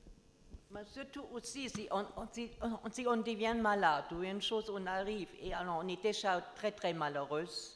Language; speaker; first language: French; non-native, learner; German